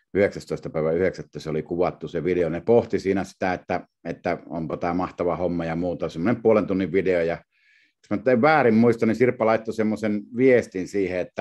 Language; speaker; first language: Finnish; native; Finnish